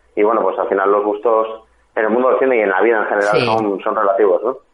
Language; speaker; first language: Spanish; native; Spanish